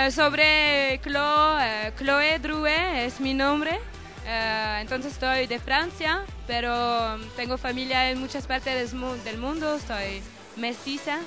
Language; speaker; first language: Spanish; non-native, learner; French